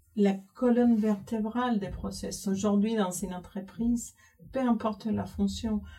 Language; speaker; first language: French; non-native, fluent; Spanish